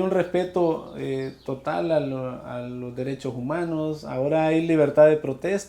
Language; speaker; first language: Spanish; native; Spanish